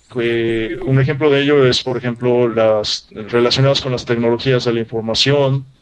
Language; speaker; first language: Spanish; native; Spanish